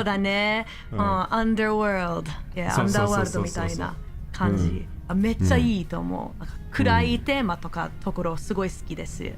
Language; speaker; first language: Japanese; non-native, learner; English